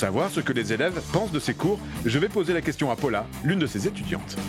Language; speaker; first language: French; native; French